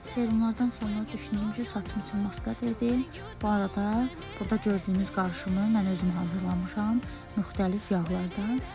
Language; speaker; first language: Azerbaijani; native; Azerbaijani